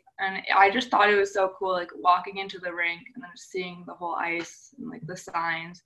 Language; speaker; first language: English; native; English